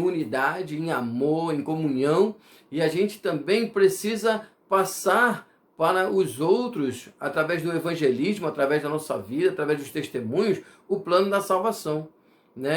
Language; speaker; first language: Portuguese; native; Portuguese